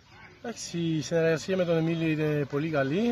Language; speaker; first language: Greek; non-native, fluent; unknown